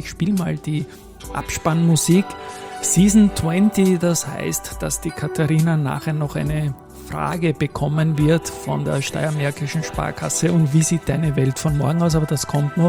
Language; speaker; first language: German; native; German